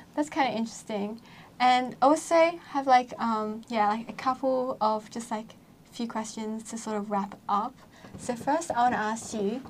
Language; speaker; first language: English; native; English